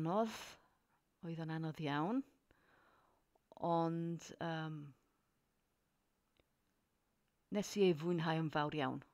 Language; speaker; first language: Welsh; non-native, learner; English